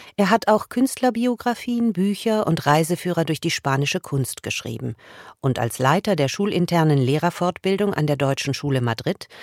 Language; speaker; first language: German; native; German